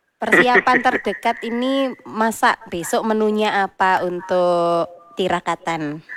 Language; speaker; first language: Indonesian; native; Indonesian